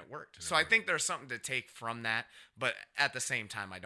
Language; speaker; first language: English; native; English